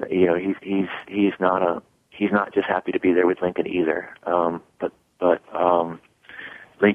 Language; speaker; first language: English; native; English